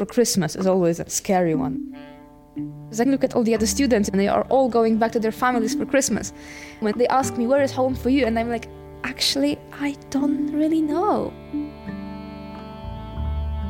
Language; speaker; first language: English; non-native, fluent; Polish